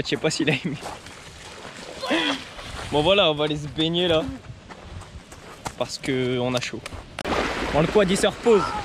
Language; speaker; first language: French; native; French